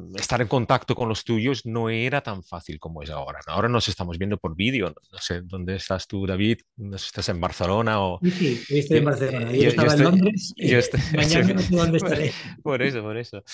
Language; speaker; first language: Spanish; non-native, fluent; Swiss German